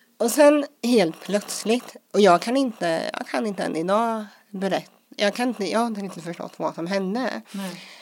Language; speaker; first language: Swedish; early bilingual, other home language; English